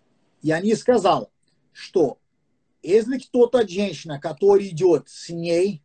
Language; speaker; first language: Russian; non-native, fluent; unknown